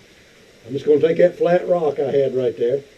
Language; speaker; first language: English; native; English